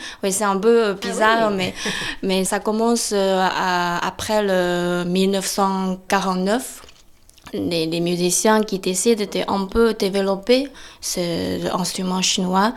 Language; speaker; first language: French; non-native, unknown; Chinese